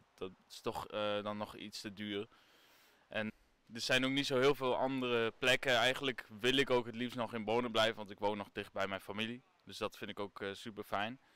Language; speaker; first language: Dutch; native; Dutch